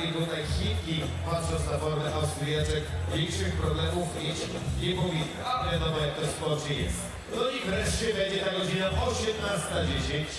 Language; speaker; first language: Polish; native; Polish